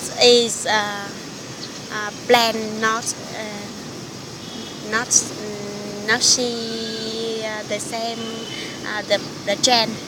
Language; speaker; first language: English; non-native, learner; Vietnamese